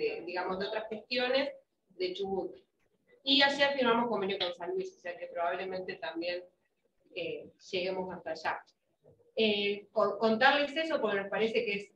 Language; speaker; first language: Spanish; native; Spanish